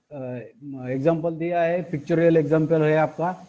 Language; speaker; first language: Hindi; non-native, local second language; Marathi